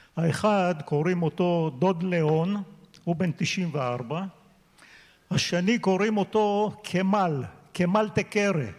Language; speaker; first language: Hebrew; native; Hebrew